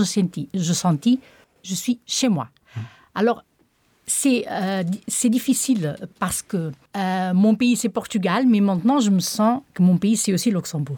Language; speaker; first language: French; non-native, fluent; Portuguese